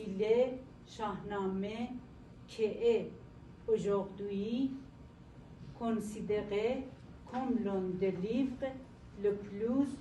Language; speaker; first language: French; non-native, learner; Persian